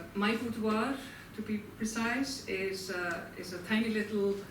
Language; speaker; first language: English; non-native, fluent; Icelandic